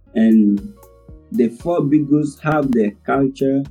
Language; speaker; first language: English; non-native, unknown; French